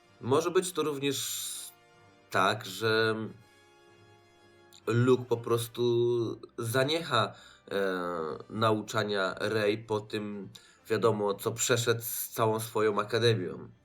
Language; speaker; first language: Polish; native; Polish